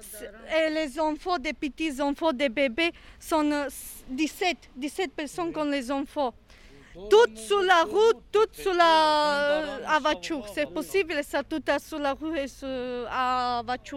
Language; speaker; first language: French; non-native, learner; Serbian